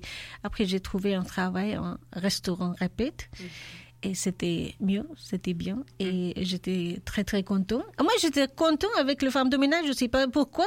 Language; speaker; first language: French; non-native, learner; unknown